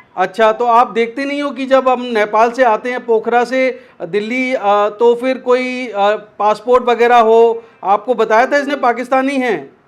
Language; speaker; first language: Hindi; native; Hindi